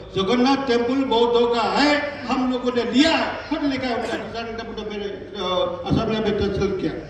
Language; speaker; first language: Hindi; non-native, local second language; Assamese